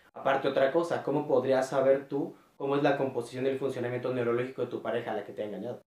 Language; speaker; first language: Spanish; native; Spanish